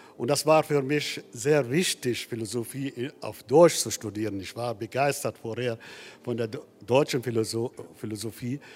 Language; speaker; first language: German; non-native, fluent; Arabic